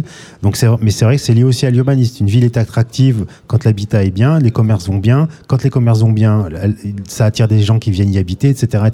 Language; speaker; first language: French; native; French